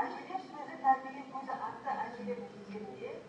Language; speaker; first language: Kazakh; native; Kazakh